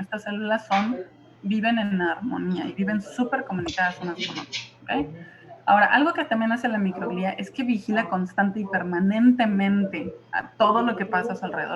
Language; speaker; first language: Spanish; native; Spanish